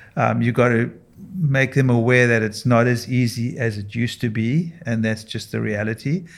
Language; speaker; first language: English; native; English